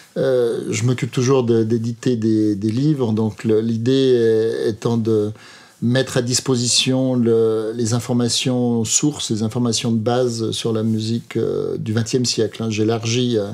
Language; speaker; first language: French; native; French